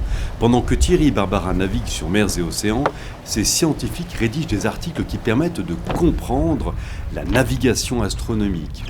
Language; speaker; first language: French; native; French